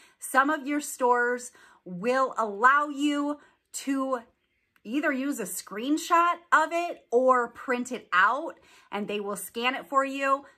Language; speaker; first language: English; native; English